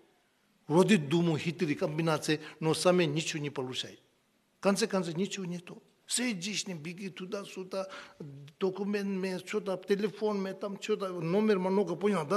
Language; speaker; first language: Russian; non-native, learner; Tibetan